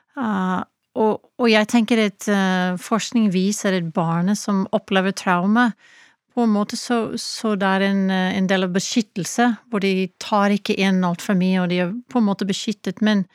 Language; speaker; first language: Norwegian; non-native, fluent; English